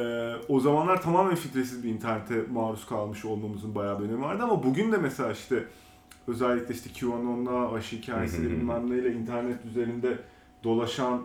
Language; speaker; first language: Turkish; native; Turkish